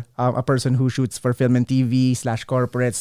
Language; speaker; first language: English; non-native, local second language; Filipino